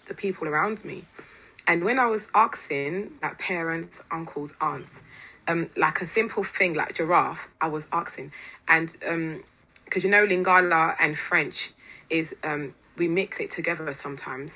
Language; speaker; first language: English; non-native, fluent; Lingala